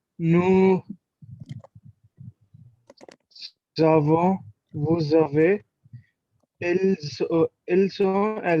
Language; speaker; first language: French; non-native, learner; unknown